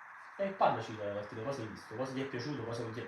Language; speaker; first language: Italian; native; Italian